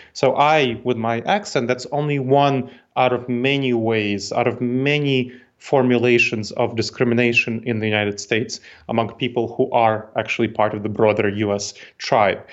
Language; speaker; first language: English; early bilingual, other home language; Russian